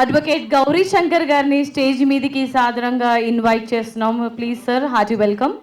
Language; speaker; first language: Telugu; native; Telugu